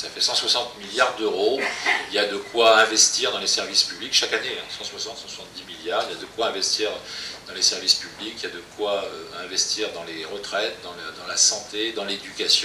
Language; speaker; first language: French; native; French